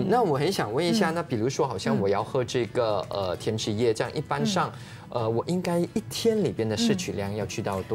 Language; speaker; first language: Chinese; native; Chinese